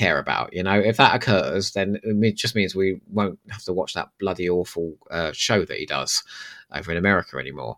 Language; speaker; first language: English; native; English